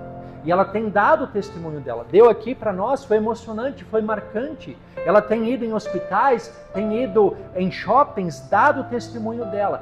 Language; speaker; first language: Portuguese; native; Portuguese